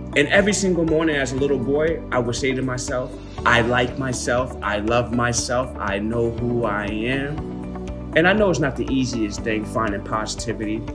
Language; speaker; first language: English; native; English